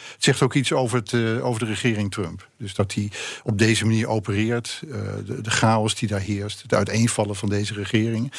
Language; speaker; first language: Dutch; native; Dutch